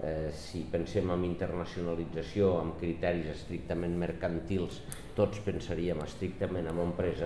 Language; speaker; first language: Catalan; native; Catalan